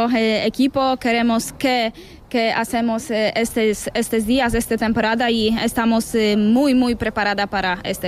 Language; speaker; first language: Spanish; non-native, learner; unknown